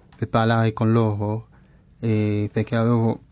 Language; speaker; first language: Italian; non-native, fluent; French